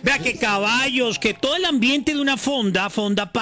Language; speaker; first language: Spanish; native; Spanish